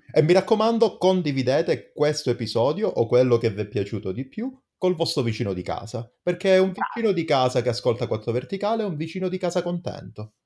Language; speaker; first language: Italian; native; Italian